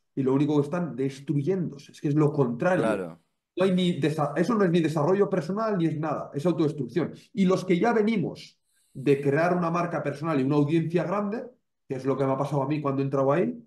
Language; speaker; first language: Spanish; native; Spanish